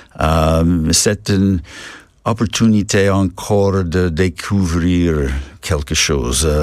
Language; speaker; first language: French; non-native, learner; English